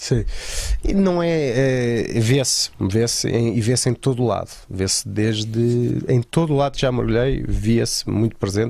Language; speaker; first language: Portuguese; native; Portuguese